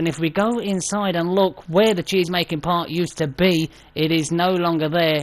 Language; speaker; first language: English; native; English